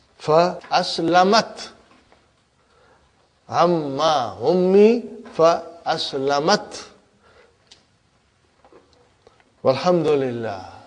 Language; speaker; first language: Arabic; non-native, fluent; English